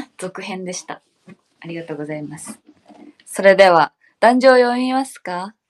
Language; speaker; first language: Japanese; native; Japanese